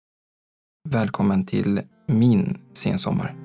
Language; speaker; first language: Swedish; non-native, fluent; Arabic